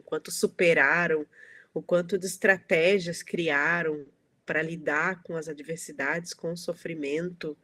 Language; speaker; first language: Portuguese; native; Portuguese